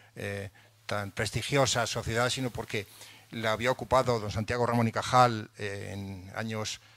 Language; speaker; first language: Spanish; native; Spanish